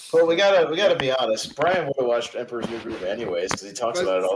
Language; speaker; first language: English; native; English